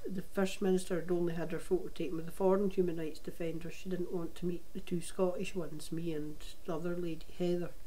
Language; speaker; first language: English; native; English